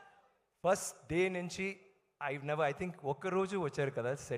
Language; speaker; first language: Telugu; non-native, learner; Tamil